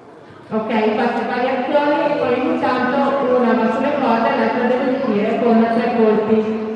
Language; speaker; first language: Italian; native; Italian